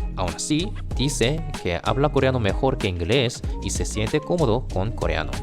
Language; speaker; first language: Spanish; non-native, fluent; Korean